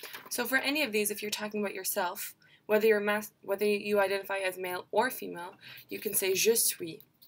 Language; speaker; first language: English; native; English